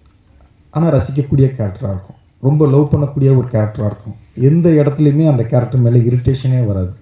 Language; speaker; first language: Tamil; native; Tamil